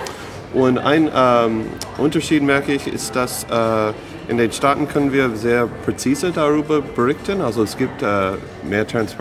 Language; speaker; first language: German; non-native, fluent; English